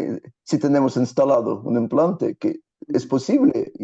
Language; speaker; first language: Spanish; non-native, fluent; Russian